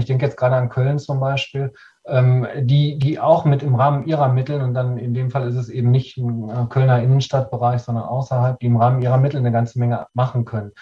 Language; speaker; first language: German; native; German